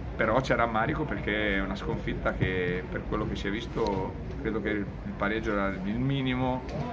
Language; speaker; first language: Italian; native; Italian